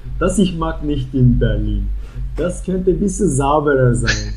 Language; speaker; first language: German; non-native, learner; Turkish